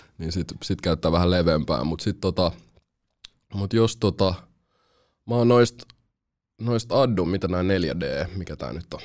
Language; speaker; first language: Finnish; early bilingual, other home language; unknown